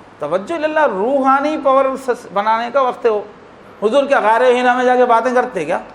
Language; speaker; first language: Urdu; native; Urdu